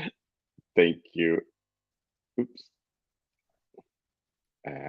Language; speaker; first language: English; native; English